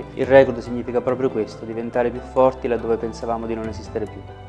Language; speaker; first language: Italian; native; Italian